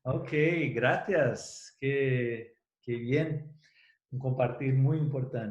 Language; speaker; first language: Spanish; non-native, fluent; Portuguese